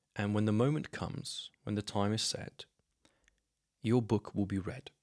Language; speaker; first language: English; non-native, fluent; Slovenian